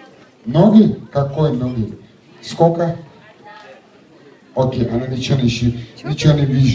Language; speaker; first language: Russian; non-native, learner; Turkish